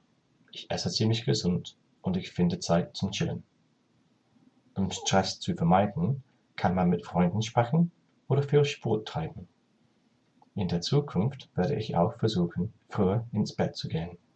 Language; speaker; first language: German; non-native, learner; English